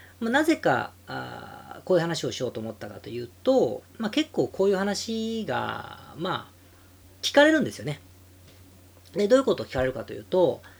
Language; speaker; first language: Japanese; native; Japanese